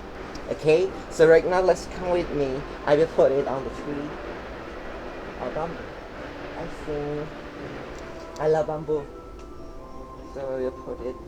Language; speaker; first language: English; non-native, learner; Chinese